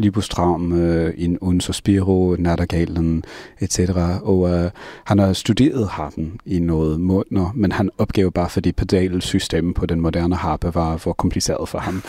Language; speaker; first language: Danish; non-native, fluent; English